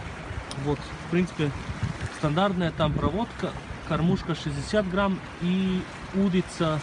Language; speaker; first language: Russian; early bilingual, heritage; Russian